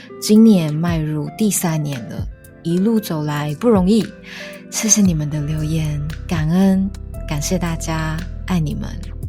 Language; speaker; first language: Chinese; native; Chinese